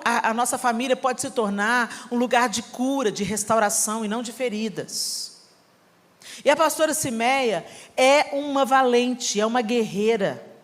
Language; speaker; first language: Portuguese; native; Portuguese